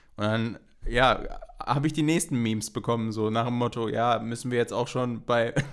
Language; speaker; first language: German; native; German